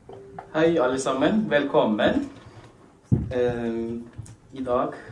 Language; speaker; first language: Norwegian; non-native, fluent; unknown